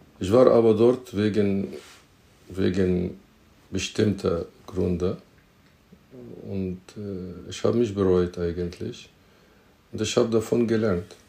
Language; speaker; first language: German; non-native, fluent; Arabic